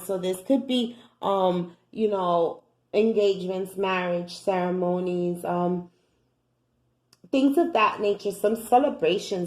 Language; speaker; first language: English; native; English